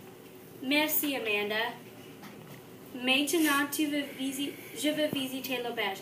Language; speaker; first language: French; non-native, learner; English